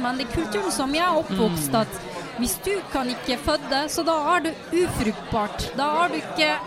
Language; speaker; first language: Norwegian; non-native, fluent; Turkish